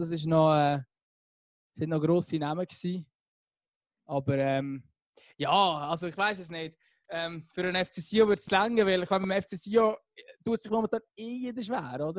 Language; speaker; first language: German; native; German